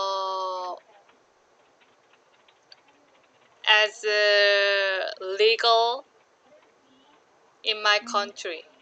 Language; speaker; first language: English; non-native, learner; Korean